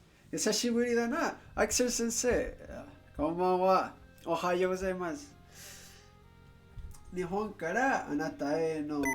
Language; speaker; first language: Japanese; non-native, learner; Spanish